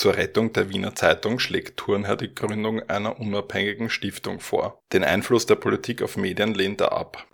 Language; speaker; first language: German; native; German